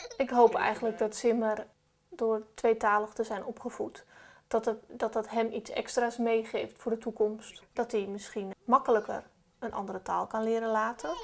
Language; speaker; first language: Dutch; native; Dutch